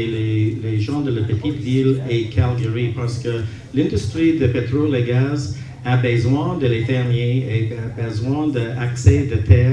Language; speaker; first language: French; non-native, learner; English